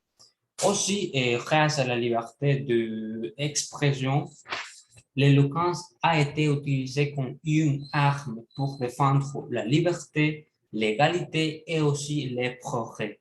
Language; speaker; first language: French; non-native, learner; Spanish